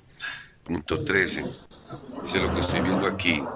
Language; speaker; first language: Spanish; native; Spanish